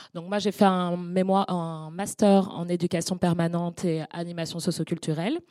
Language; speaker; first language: French; native; French